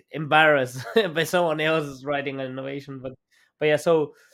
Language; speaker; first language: English; non-native, fluent; Spanish